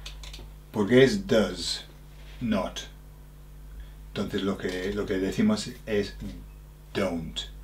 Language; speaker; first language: Spanish; non-native, fluent; English